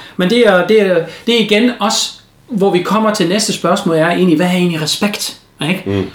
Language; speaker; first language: Danish; native; Danish